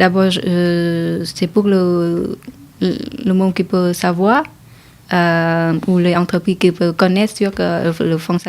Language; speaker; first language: French; non-native, learner; Vietnamese